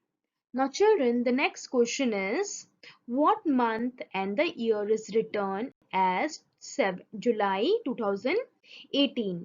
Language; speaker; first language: English; non-native, local second language; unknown